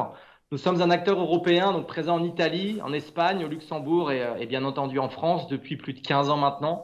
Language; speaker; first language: French; native; French